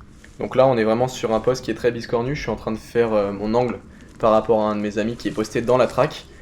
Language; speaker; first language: French; native; French